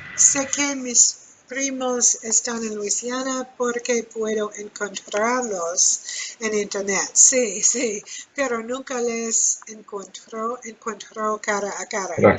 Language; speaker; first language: Spanish; non-native, learner; English